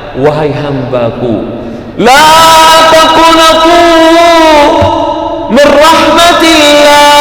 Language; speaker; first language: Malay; non-native, fluent; Arabic